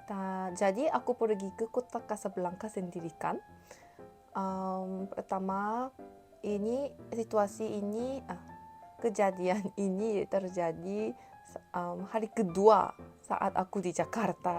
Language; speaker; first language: Indonesian; non-native, learner; Korean